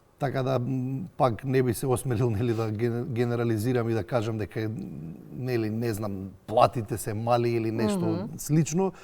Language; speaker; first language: Macedonian; native; Macedonian